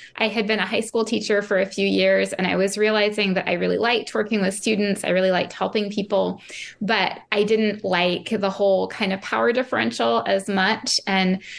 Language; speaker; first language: English; native; English